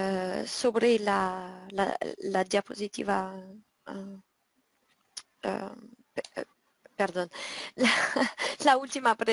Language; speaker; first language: Spanish; non-native, fluent; French